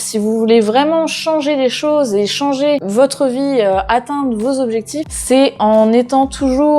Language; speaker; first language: French; native; French